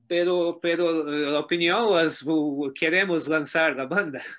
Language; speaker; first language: Spanish; non-native, learner; Portuguese